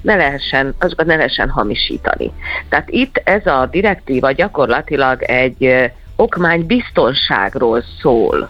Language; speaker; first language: Hungarian; native; Hungarian